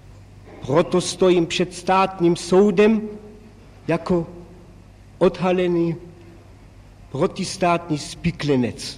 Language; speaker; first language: Czech; non-native, local second language; German